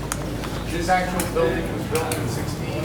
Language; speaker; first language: English; native; English